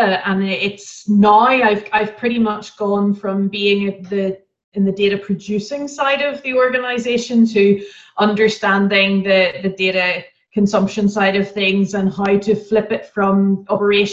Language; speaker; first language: English; native; English